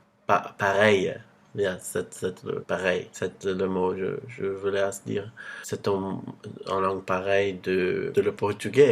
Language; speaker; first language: French; non-native, learner; Portuguese